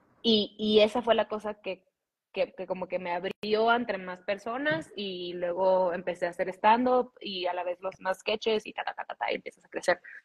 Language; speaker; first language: Spanish; early bilingual, heritage; Spanish